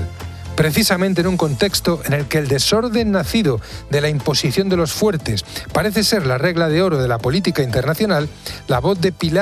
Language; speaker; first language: Spanish; native; Spanish